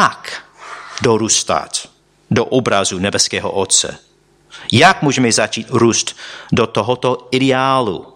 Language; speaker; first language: Czech; non-native, fluent; English